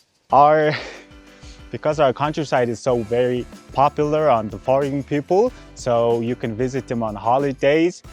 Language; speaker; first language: English; non-native, learner; Mongolian